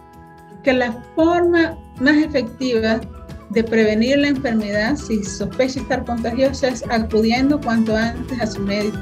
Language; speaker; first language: Spanish; native; Spanish